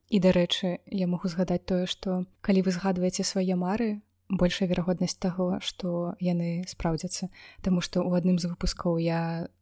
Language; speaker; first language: Belarusian; non-native, local second language; Russian